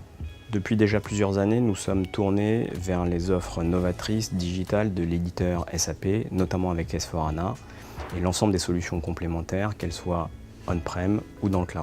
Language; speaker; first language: French; native; French